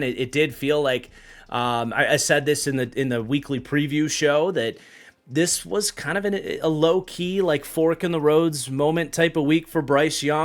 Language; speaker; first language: English; native; English